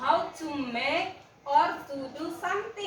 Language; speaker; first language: English; non-native, learner; Indonesian